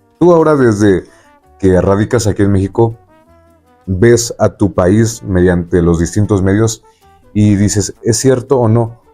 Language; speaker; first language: Spanish; native; Spanish